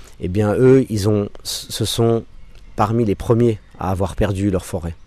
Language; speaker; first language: French; non-native, local second language; English